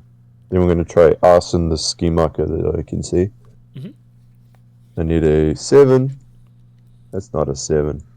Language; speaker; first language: English; native; English